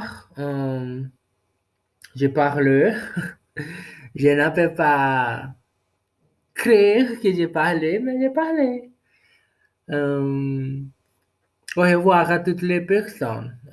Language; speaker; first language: French; non-native, learner; Portuguese